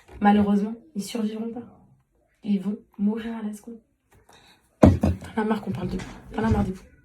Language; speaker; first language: French; non-native, local second language; Arabic